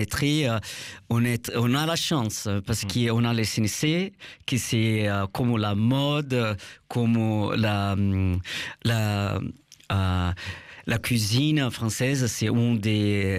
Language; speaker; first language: French; non-native, fluent; Portuguese